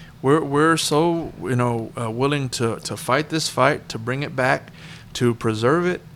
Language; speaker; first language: English; early bilingual, other home language; Spanish